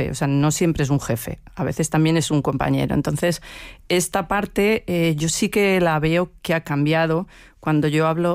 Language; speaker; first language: Spanish; native; Spanish